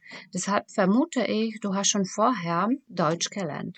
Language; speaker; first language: German; non-native, fluent; Slovak